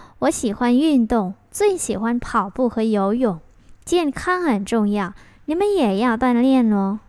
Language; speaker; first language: Chinese; non-native, fluent; Vietnamese